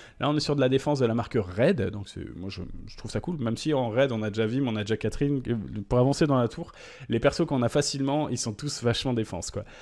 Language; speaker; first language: French; native; French